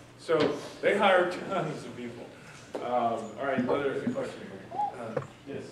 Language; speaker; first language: English; early bilingual, other home language; Spanish